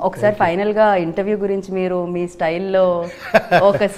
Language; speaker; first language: Telugu; native; Telugu